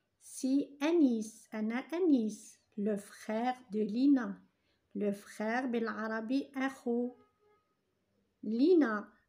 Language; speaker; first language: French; non-native, local second language; Arabic